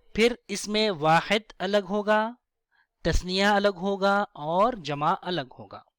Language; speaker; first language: Urdu; native; Urdu